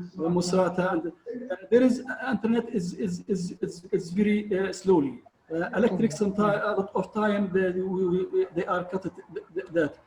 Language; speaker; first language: English; non-native, learner; Arabic